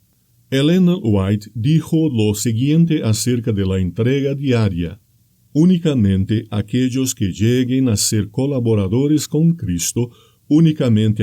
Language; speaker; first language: Spanish; non-native, fluent; Portuguese